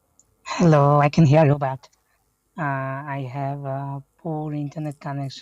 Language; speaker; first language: English; non-native, learner; Bangla